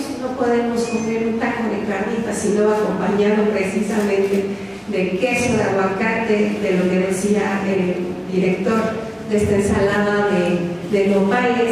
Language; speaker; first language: Spanish; native; Spanish